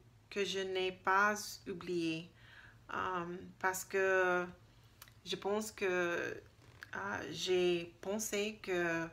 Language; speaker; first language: French; non-native, learner; English